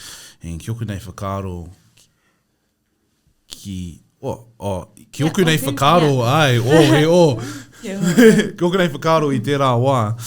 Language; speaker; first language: Māori; non-native, learner; English